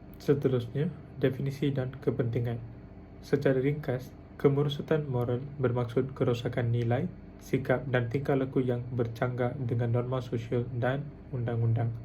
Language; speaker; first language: Malay; non-native, local second language; Tamil